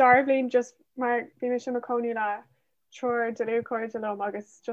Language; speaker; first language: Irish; non-native, local second language; English